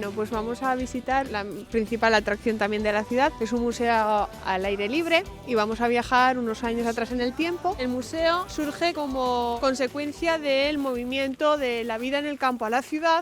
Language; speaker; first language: Spanish; native; Spanish